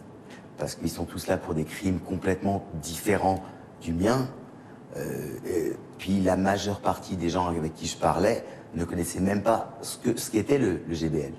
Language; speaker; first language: French; native; French